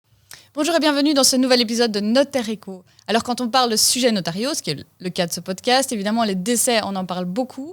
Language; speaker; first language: French; native; French